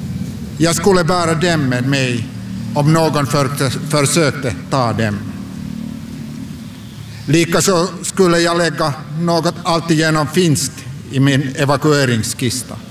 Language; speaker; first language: Swedish; non-native, local second language; Finnish